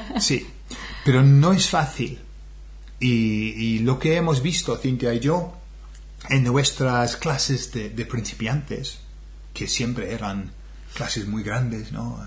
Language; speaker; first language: Spanish; non-native, fluent; English